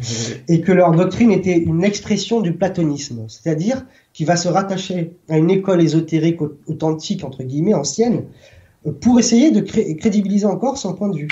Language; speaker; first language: French; native; French